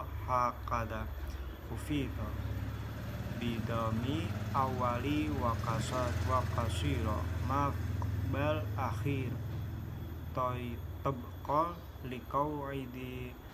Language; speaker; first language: Arabic; non-native, learner; Indonesian